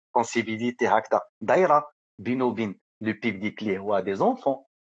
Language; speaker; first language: French; non-native, local second language; Arabic